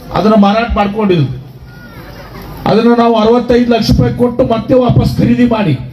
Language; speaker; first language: Kannada; native; Kannada